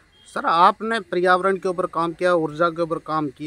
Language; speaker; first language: Hindi; native; Hindi